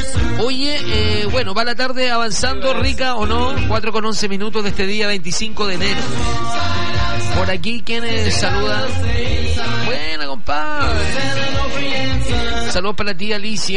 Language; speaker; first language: Spanish; native; Spanish